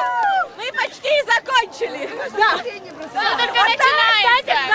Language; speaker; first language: Russian; native; Russian